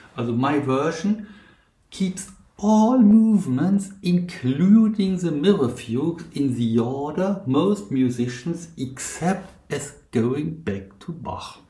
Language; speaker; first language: English; non-native, fluent; German